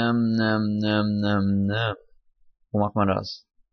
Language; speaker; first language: German; native; German